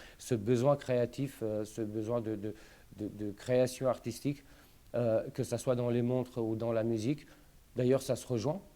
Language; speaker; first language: French; non-native, fluent; Romanian